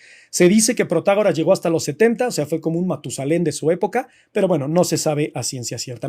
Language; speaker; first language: Spanish; native; Spanish